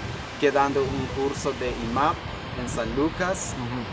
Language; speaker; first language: Spanish; non-native, local second language; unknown